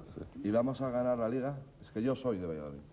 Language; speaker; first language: Spanish; native; Spanish